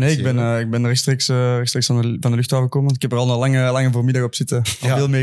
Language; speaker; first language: Dutch; native; Dutch